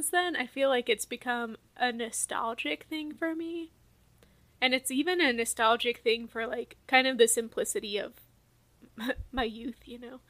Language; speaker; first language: English; native; English